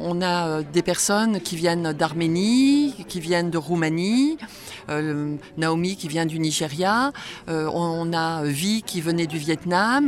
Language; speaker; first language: French; native; French